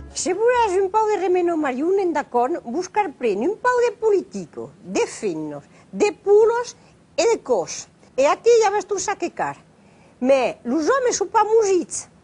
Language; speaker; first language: Occitan; native; Occitan